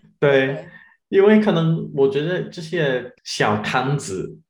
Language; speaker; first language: Chinese; non-native, learner; English